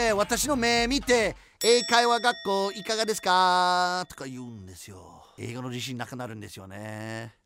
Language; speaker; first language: Japanese; non-native, fluent; English